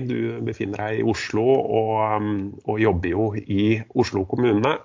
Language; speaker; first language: Norwegian; native; Norwegian